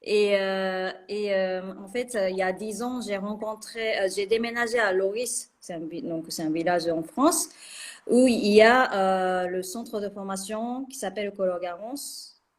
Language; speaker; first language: French; non-native, fluent; Japanese